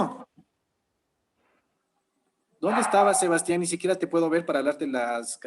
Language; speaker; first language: Spanish; native; Spanish